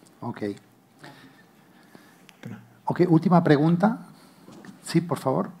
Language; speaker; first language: Spanish; native; Spanish